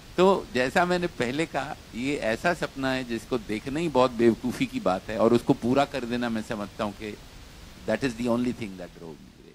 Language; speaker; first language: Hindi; non-native, local second language; Kashmiri